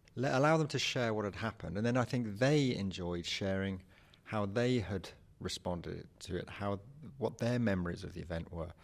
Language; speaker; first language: English; native; English